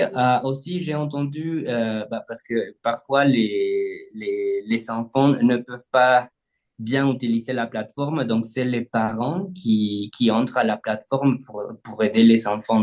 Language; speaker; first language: French; non-native, fluent; Spanish